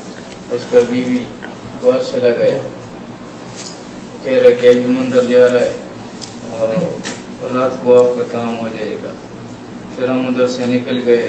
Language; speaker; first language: Hindi; non-native, local second language; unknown